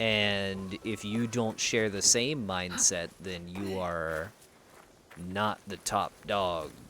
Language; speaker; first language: English; native; English